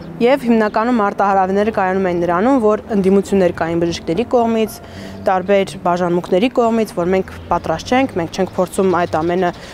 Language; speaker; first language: Armenian; native; Armenian